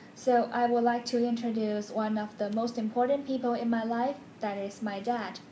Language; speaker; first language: English; non-native, fluent; Chinese